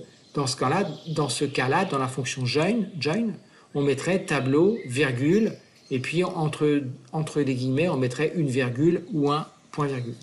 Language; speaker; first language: French; native; French